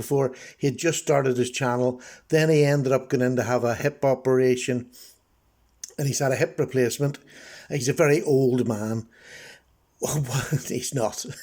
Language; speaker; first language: English; native; English